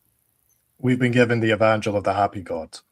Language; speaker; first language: English; native; English